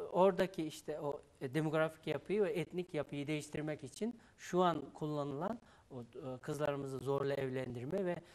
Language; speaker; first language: Turkish; non-native, fluent; Uyghur